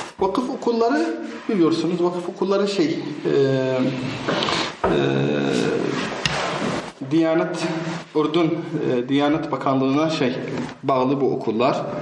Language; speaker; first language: Turkish; non-native, fluent; Arabic